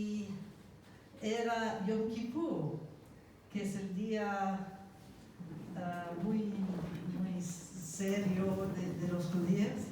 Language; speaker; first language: Spanish; non-native, fluent; English